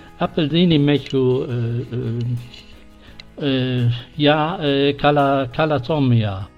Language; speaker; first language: Finnish; non-native, learner; German